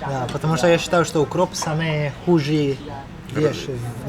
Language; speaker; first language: Russian; non-native, learner; Italian